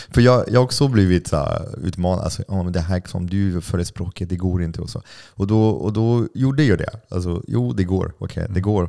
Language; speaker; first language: Swedish; non-native, fluent; French